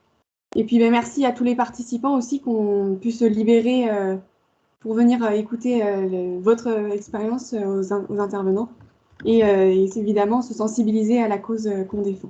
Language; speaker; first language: French; native; French